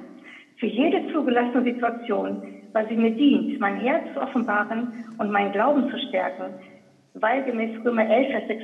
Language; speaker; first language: German; native; German